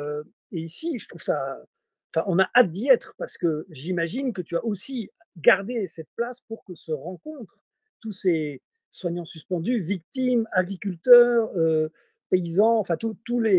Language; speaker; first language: French; native; French